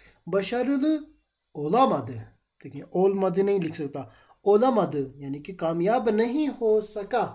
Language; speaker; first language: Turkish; non-native, fluent; Urdu